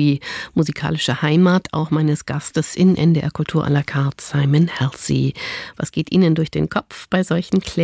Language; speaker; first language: German; native; German